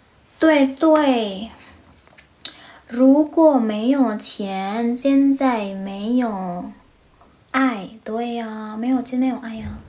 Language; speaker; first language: Chinese; non-native, learner; Indonesian